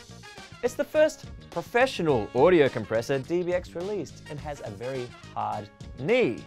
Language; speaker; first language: English; native; English